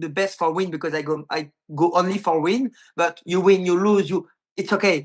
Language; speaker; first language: English; non-native, learner; French